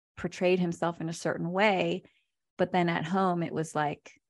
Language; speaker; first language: English; native; English